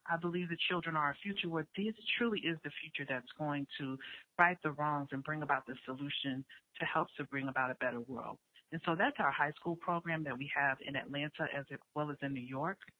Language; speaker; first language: English; native; English